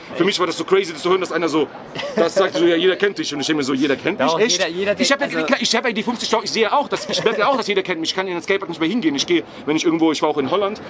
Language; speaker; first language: German; early bilingual, other home language; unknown